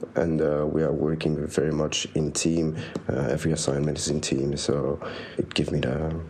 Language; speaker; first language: English; non-native, fluent; French